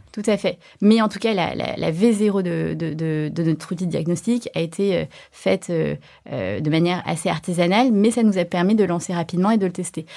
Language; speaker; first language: French; early bilingual, other home language; Chinese